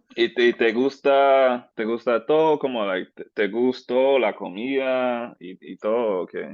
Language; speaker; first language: Spanish; native; Spanish